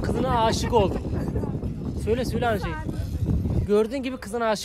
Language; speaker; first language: Turkish; native; Turkish